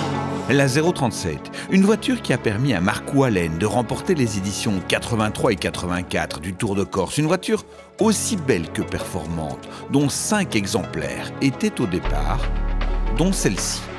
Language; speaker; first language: French; native; French